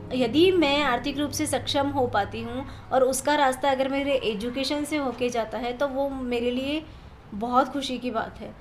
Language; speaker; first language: Hindi; native; Hindi